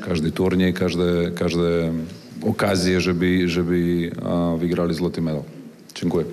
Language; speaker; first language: Polish; non-native, learner; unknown